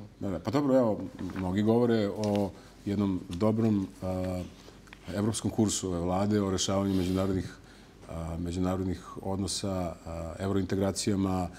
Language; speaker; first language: Serbian; native; Serbian